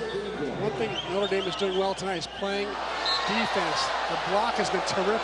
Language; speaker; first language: English; native; English